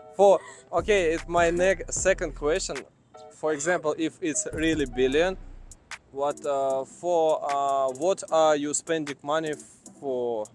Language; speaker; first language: English; non-native, learner; Russian